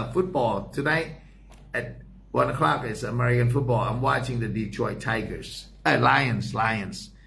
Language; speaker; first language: English; non-native, fluent; Thai